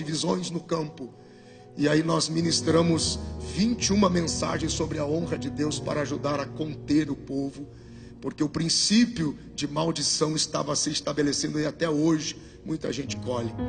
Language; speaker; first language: Portuguese; native; Portuguese